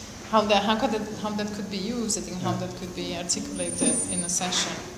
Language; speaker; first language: English; non-native, learner; Portuguese